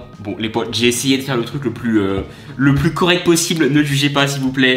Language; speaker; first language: French; native; French